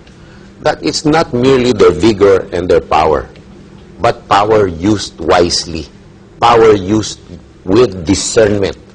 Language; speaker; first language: English; non-native, local second language; Filipino